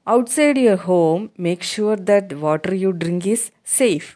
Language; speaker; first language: English; non-native, local second language; Malayalam